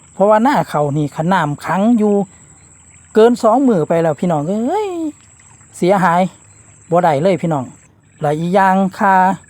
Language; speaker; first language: Thai; native; Thai